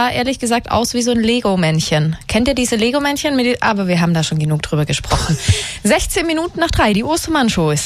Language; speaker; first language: German; native; German